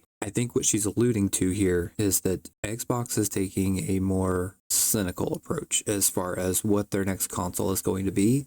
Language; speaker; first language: English; native; English